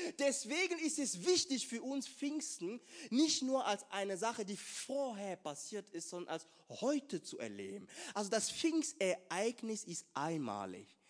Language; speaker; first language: German; non-native, fluent; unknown